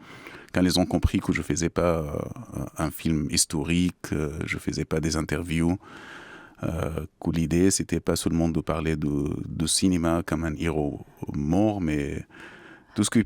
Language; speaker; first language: French; non-native, fluent; Arabic